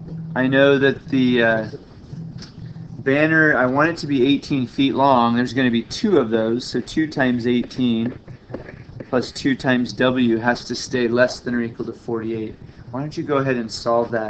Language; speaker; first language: English; native; English